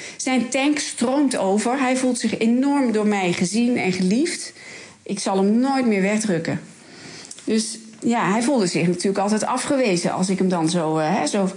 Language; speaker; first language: Dutch; native; Dutch